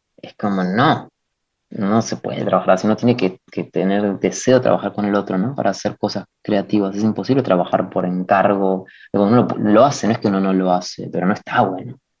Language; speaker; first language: Spanish; native; Spanish